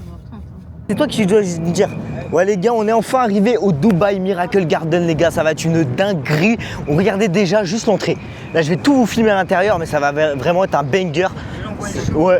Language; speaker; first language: French; native; French